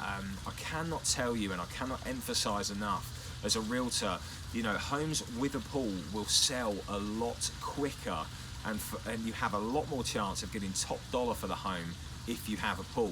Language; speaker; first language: English; native; English